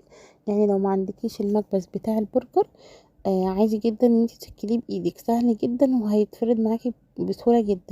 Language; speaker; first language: Arabic; native; Arabic